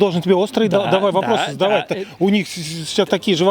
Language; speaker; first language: Russian; native; Russian